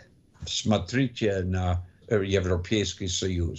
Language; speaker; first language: Russian; non-native, learner; English